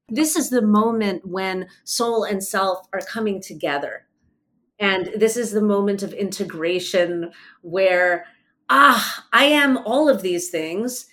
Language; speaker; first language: English; early bilingual, other home language; Persian